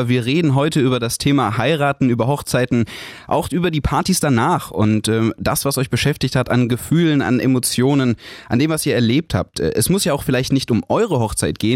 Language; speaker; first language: German; native; German